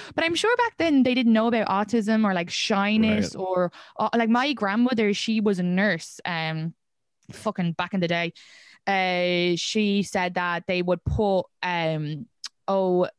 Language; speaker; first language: English; native; English